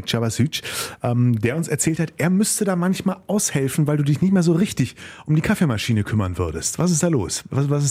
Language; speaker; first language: German; native; German